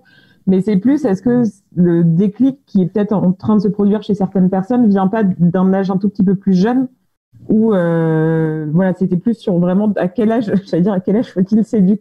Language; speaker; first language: French; native; French